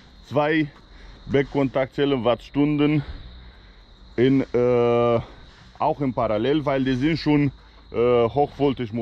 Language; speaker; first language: German; non-native, fluent; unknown